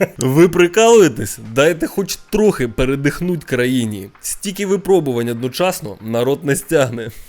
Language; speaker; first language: Ukrainian; non-native, local second language; Russian